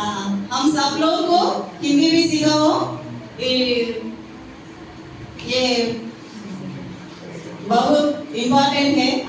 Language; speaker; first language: Hindi; non-native, local second language; Telugu